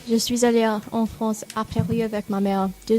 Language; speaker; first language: French; non-native, learner; English